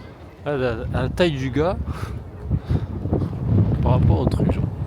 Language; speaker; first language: French; native; French